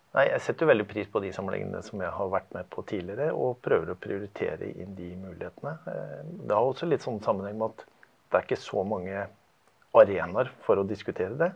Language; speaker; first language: Norwegian; native; Norwegian